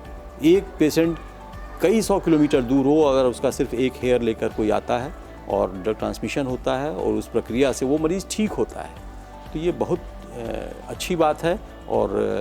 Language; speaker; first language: Hindi; native; Hindi